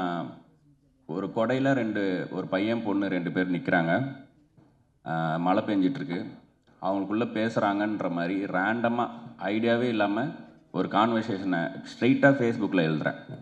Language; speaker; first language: Tamil; native; Tamil